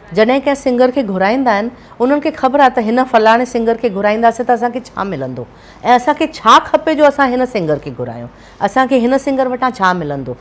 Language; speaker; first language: Sindhi; early bilingual, heritage; Sindhi